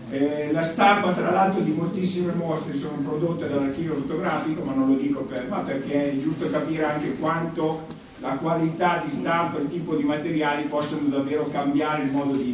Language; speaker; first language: Italian; native; Italian